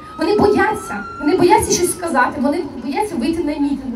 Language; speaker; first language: Ukrainian; native; Ukrainian